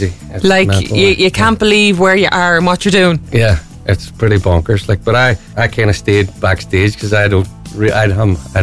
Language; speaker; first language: English; native; English